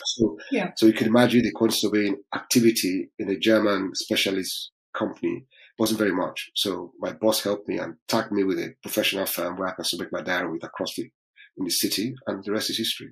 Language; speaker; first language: English; non-native, local second language; Yoruba